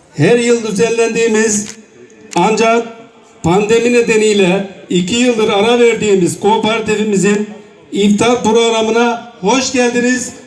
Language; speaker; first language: Turkish; native; Turkish